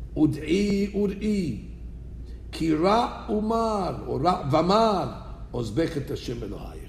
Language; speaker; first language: English; native; English